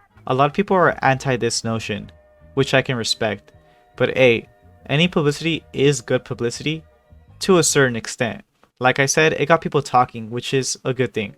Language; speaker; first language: English; native; English